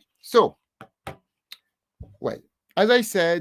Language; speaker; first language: English; non-native, fluent; French